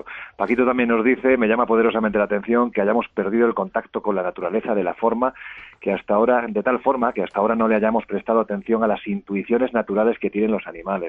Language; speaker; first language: Spanish; native; Spanish